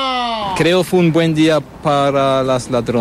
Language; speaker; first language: Spanish; non-native, fluent; German